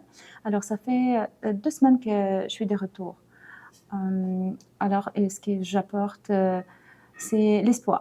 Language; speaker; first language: French; non-native, fluent; Ukrainian